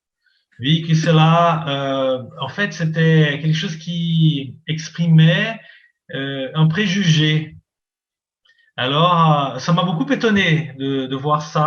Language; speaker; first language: French; non-native, fluent; Portuguese